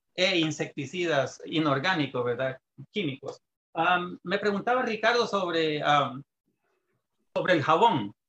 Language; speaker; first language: Spanish; native; Spanish